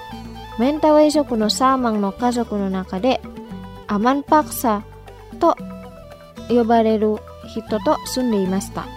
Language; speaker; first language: Japanese; non-native, fluent; Indonesian